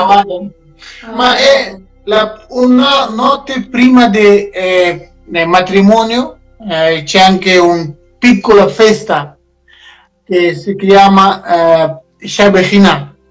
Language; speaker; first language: Italian; non-native, learner; Persian